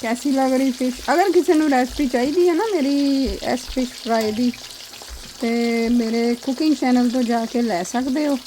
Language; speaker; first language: Urdu; non-native, local second language; Punjabi